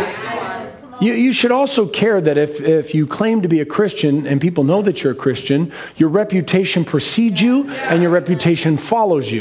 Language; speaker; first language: English; native; English